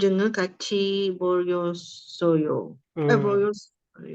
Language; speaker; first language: Korean; non-native, learner; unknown